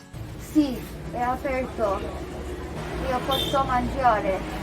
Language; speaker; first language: Italian; non-native, learner; Maltese